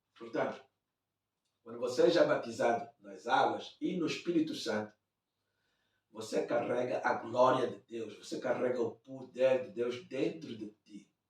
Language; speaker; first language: Portuguese; native; Portuguese